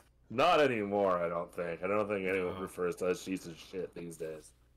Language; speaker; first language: English; native; English